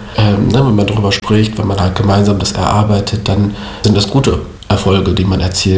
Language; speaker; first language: German; native; German